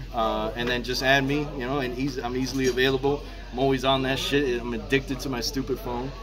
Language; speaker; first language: English; native; English